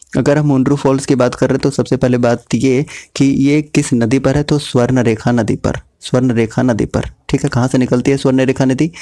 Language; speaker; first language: Hindi; native; Hindi